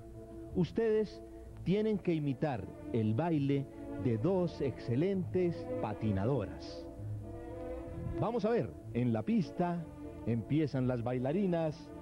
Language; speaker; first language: Spanish; native; Spanish